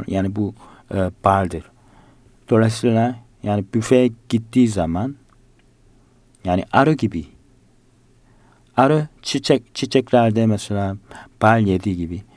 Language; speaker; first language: Turkish; non-native, learner; Korean